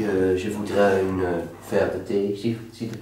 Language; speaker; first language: French; non-native, learner; Dutch